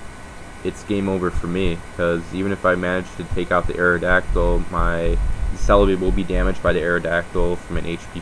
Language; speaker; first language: English; native; English